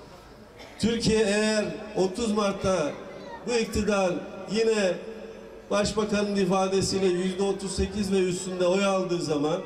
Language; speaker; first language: Turkish; native; Turkish